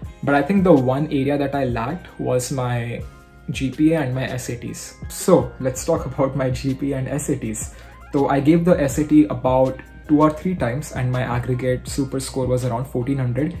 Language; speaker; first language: English; non-native, local second language; Hindi